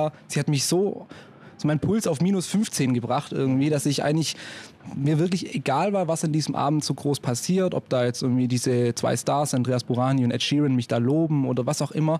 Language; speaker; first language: German; native; German